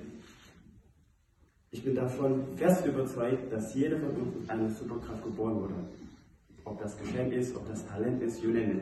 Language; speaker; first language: German; non-native, fluent; Indonesian